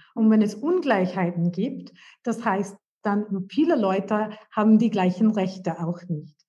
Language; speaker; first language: German; non-native, fluent; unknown